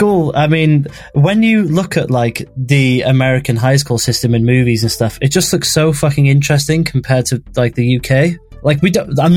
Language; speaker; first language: English; native; English